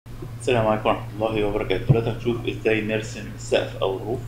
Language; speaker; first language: Arabic; native; Arabic